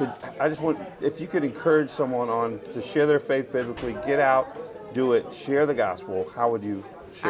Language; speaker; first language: English; native; English